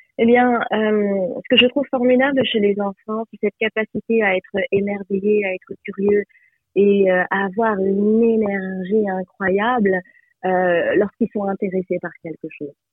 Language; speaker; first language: French; early bilingual, other home language; Japanese